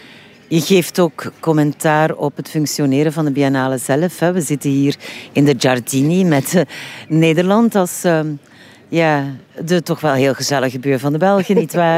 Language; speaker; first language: Dutch; native; Dutch